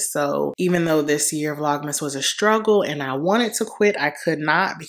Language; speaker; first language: English; native; English